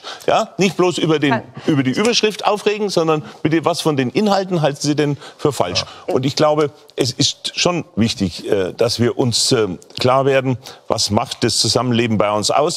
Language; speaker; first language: German; native; German